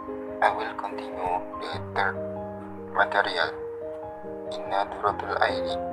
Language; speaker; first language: English; non-native, learner; Indonesian